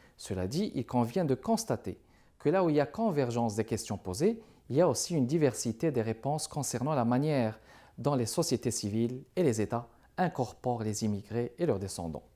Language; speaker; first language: French; non-native, local second language; Arabic